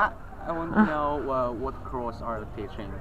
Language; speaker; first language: English; non-native, learner; Chinese